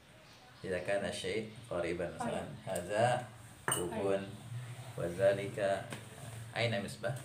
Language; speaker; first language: Arabic; non-native, fluent; Indonesian